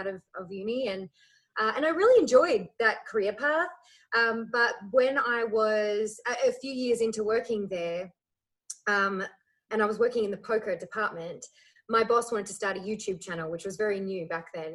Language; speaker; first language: English; native; English